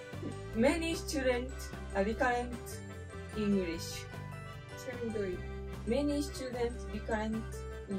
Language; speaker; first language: English; non-native, learner; Japanese